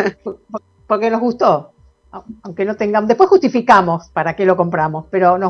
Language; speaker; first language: Spanish; native; Spanish